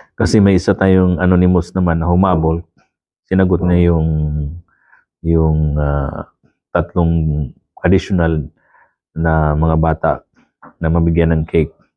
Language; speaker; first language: Filipino; non-native, local second language; Waray